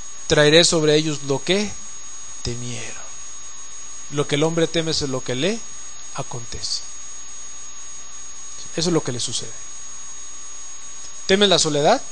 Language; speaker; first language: Spanish; native; Spanish